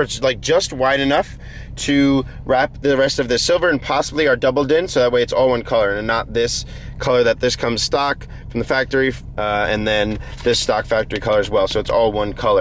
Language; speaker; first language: English; native; English